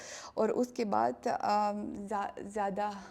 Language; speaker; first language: Hindi; non-native, learner; Russian